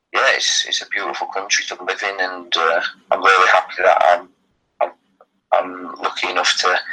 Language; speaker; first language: English; native; English